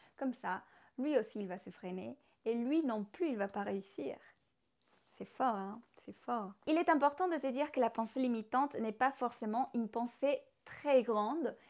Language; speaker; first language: French; non-native, fluent; Spanish